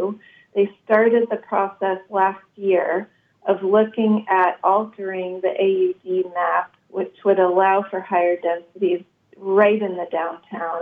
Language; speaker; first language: English; native; English